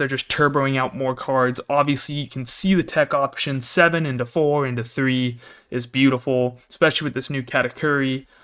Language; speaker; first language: English; native; English